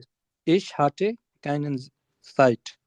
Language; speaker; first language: German; non-native, learner; Urdu